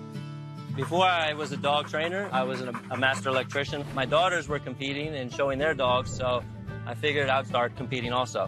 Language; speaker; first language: English; native; English